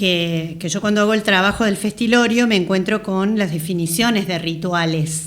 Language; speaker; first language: Spanish; native; Spanish